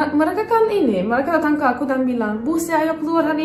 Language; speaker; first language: Indonesian; non-native, fluent; Turkish